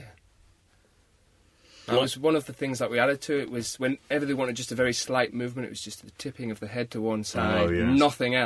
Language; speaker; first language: English; native; English